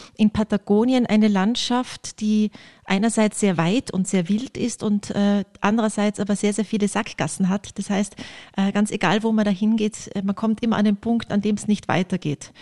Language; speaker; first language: German; early bilingual, other home language; Polish